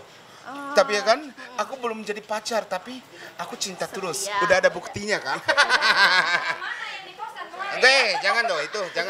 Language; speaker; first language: Indonesian; non-native, fluent; Japanese